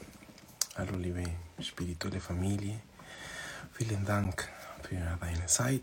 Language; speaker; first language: German; non-native, fluent; Spanish